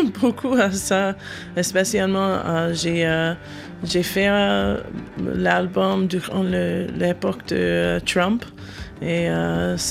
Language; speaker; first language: French; non-native, learner; English